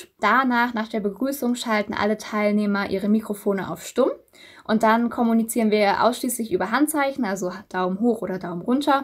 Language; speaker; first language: German; native; German